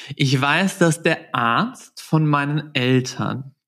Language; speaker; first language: German; native; German